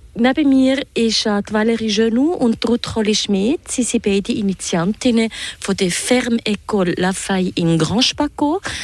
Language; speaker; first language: German; native; German